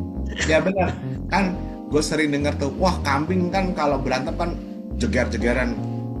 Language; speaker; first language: Indonesian; native; Indonesian